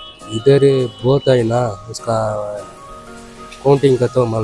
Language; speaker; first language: Hindi; non-native, local second language; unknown